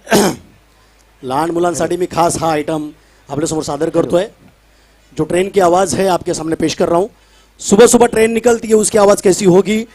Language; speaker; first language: Hindi; non-native, local second language; Marathi